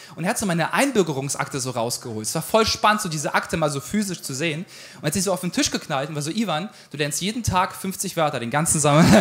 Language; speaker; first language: German; early bilingual, other home language; Ukrainian